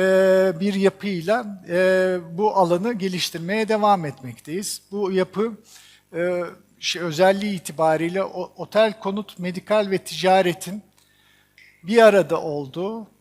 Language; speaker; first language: Turkish; native; Turkish